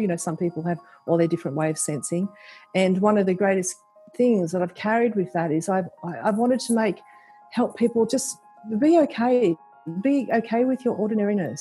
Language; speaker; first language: English; native; English